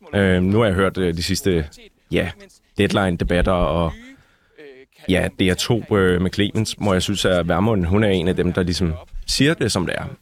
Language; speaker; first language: Danish; native; Danish